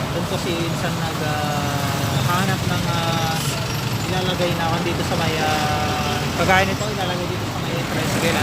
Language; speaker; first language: Filipino; non-native, local second language; Iloko